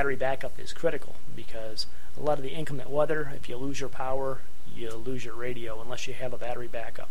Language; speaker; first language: English; native; English